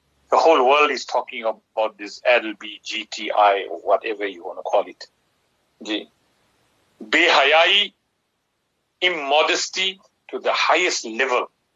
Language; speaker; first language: English; native; English